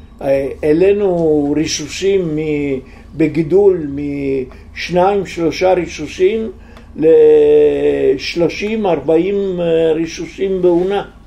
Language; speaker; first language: Hebrew; non-native, fluent; Italian